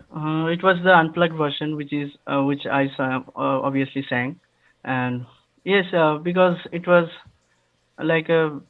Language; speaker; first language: English; non-native, local second language; Bangla